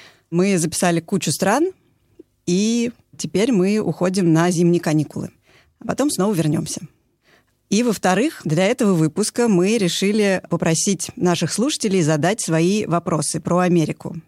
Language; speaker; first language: Russian; native; Russian